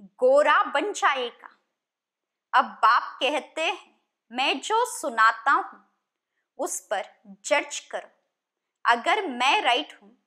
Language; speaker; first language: Hindi; non-native, local second language; Kannada